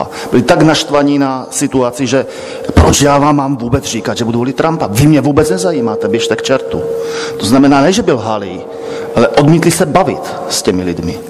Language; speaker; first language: Czech; native; Czech